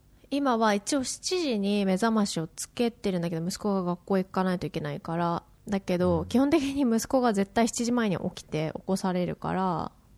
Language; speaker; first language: Japanese; native; Japanese